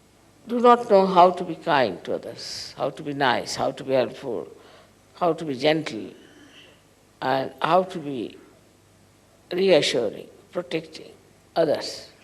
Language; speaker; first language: English; non-native, local second language; Hindi